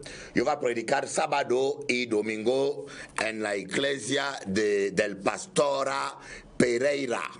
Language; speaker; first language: Spanish; non-native, learner; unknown